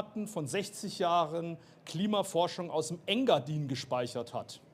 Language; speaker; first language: German; native; German